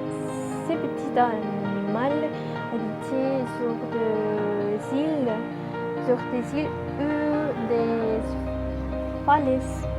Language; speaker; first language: French; non-native, learner; Spanish